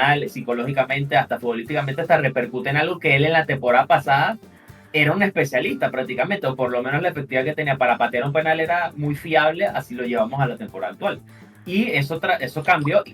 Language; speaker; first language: Spanish; native; Spanish